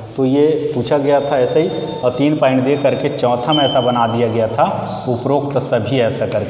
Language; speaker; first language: Hindi; native; Hindi